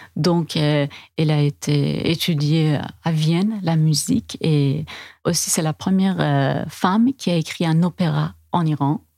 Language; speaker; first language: French; non-native, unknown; Persian